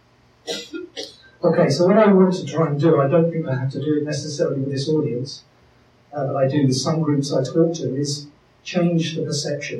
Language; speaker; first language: English; native; English